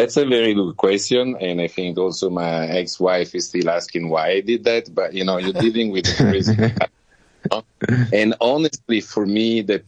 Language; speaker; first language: English; non-native, fluent; Italian